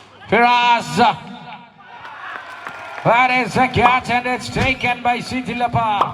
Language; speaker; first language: English; non-native, local second language; Malayalam